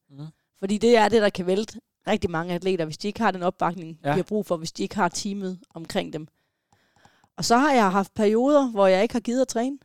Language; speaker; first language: Danish; native; Danish